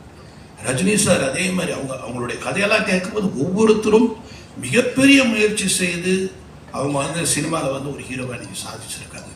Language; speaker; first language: Tamil; native; Tamil